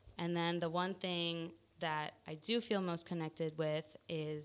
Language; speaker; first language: English; early bilingual, other home language; Spanish